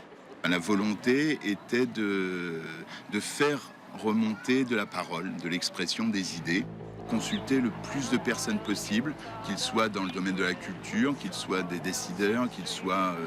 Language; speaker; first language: French; native; French